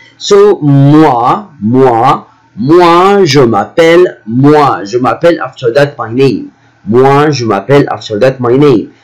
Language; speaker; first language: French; non-native, fluent; Arabic